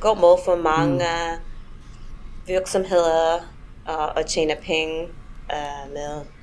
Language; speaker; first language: Danish; non-native, fluent; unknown